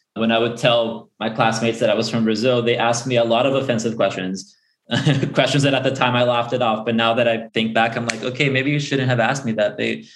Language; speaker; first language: English; early bilingual, other home language; Portuguese